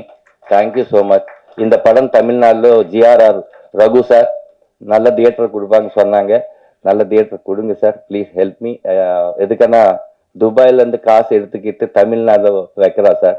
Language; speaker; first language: Tamil; non-native, learner; Telugu